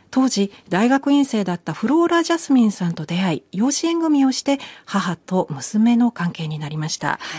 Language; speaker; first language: Japanese; native; Japanese